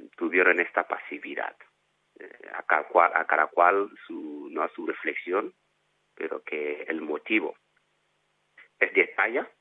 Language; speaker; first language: Spanish; non-native, fluent; French